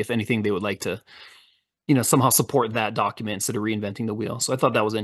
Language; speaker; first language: English; native; English